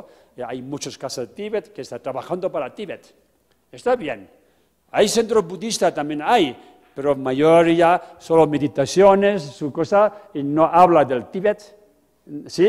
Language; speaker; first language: Spanish; non-native, fluent; Tibetan